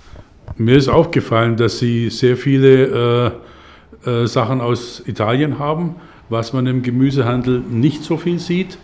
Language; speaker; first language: German; native; German